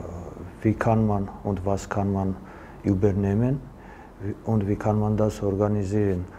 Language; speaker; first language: German; non-native, learner; Georgian